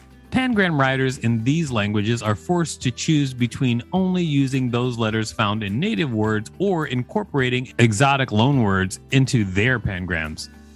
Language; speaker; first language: English; native; English